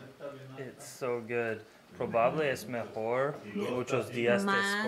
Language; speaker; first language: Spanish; non-native, learner; English